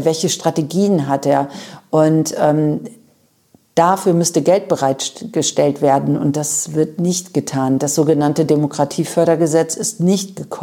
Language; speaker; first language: German; native; German